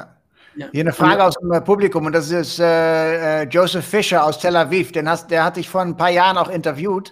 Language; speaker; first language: German; native; German